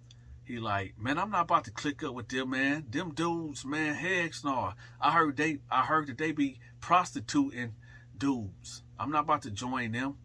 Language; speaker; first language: English; native; English